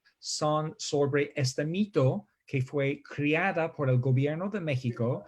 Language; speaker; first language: Spanish; non-native, fluent; English